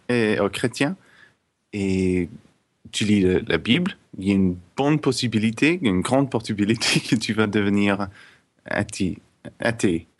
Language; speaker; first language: French; non-native, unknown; English